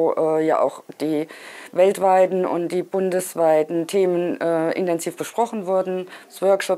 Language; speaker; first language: German; native; German